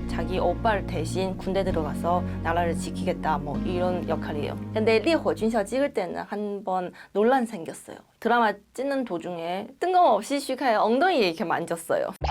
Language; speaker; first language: Korean; non-native, fluent; Chinese